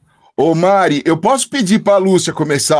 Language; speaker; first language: Portuguese; native; Portuguese